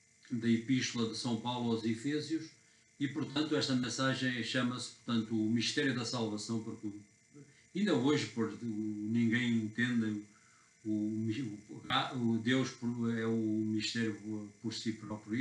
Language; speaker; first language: Portuguese; native; Portuguese